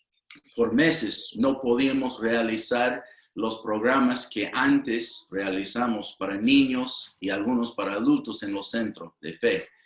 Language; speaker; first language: Spanish; non-native, fluent; English